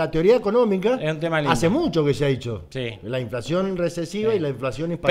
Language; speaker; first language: Spanish; native; Spanish